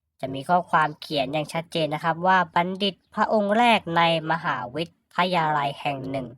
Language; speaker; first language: Thai; native; Thai